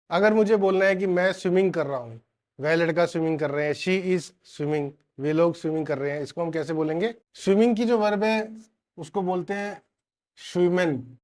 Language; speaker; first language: Hindi; native; Hindi